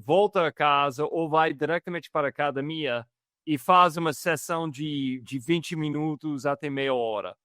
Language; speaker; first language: Portuguese; non-native, fluent; English